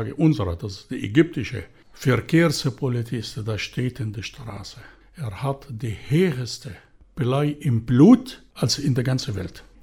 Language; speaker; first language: German; non-native, fluent; Arabic